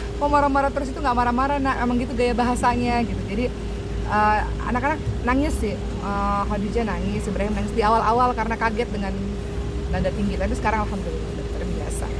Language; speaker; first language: Indonesian; native; Indonesian